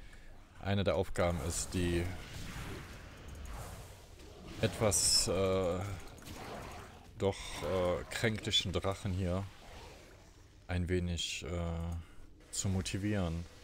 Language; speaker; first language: German; native; German